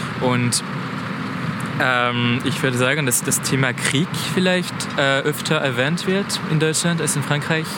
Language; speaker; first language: German; non-native, fluent; French